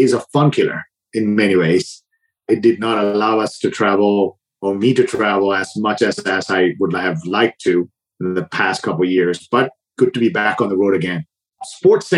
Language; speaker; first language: English; non-native, local second language; Sinhala